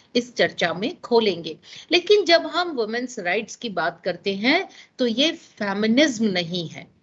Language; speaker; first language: Hindi; non-native, local second language; Gujarati